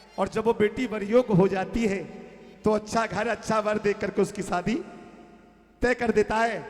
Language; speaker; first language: Hindi; native; Hindi